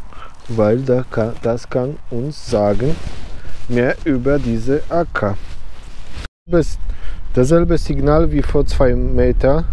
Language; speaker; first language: German; non-native, learner; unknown